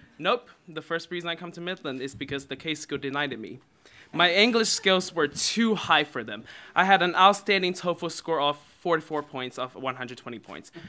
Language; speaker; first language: English; non-native, fluent; Chinese